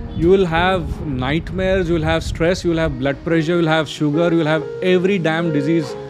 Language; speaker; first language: English; non-native, local second language; Hindi